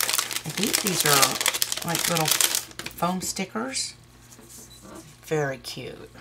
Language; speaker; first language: English; native; English